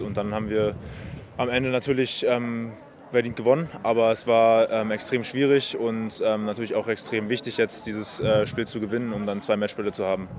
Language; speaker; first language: German; native; German